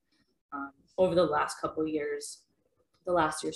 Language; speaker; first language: English; native; English